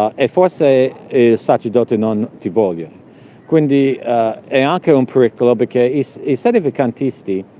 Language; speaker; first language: Italian; non-native, learner; English